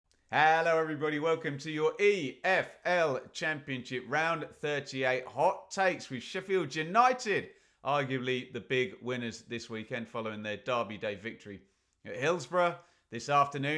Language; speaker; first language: English; native; English